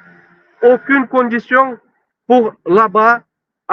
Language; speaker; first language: French; non-native, learner; Turkmen